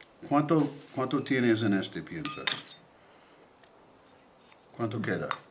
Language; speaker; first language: Spanish; non-native, learner; English